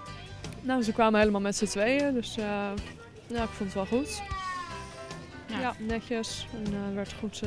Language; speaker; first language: Dutch; native; Dutch